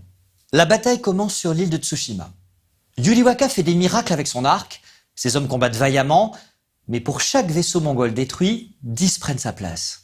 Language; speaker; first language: French; native; French